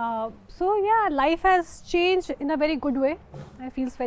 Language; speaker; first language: Telugu; non-native, fluent; Hindi